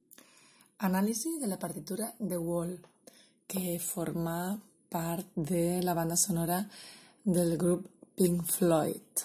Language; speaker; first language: Spanish; non-native, local second language; Catalan